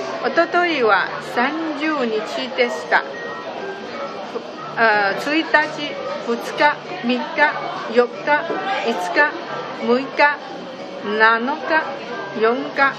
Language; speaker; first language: Japanese; non-native, learner; Chinese